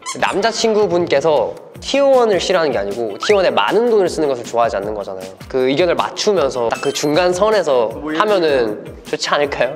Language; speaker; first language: Korean; native; Korean